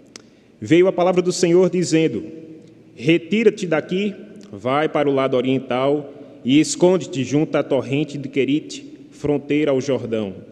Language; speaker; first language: Portuguese; native; Portuguese